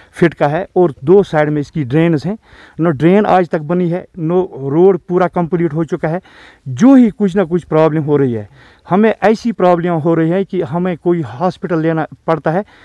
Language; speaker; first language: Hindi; non-native, local second language; Kashmiri